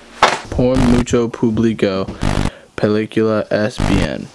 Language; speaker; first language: Spanish; non-native, learner; English